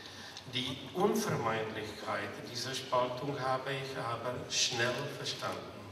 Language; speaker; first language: German; non-native, fluent; Czech